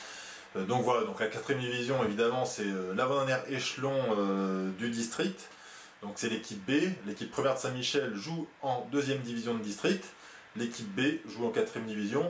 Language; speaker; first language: French; native; French